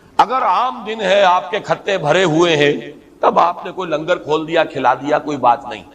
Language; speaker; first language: Urdu; native; Urdu